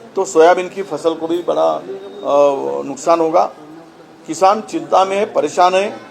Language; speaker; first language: Hindi; non-native, local second language; Marathi